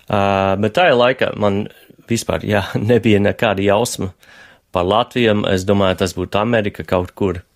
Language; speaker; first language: Latvian; non-native, fluent; English